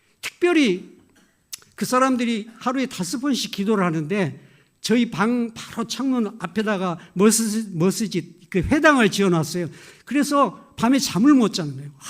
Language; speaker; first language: Korean; native; Korean